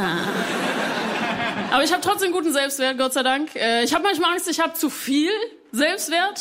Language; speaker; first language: German; early bilingual, other home language; Spanish